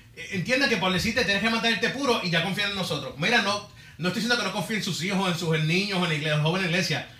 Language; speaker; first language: Spanish; early bilingual, heritage; Spanish